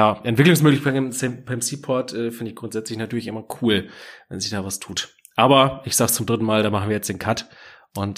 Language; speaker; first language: German; native; German